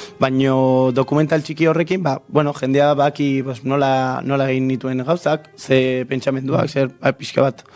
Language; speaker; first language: Basque; non-native, local second language; Spanish